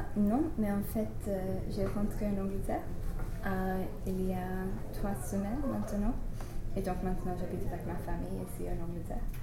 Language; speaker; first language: French; non-native, learner; English